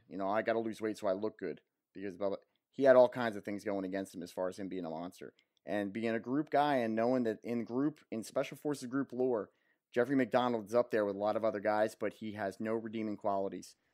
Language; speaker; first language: English; native; English